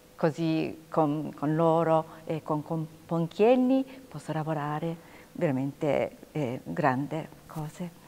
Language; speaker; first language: Italian; non-native, learner; Japanese